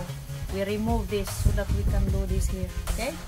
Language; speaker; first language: English; non-native, learner; Filipino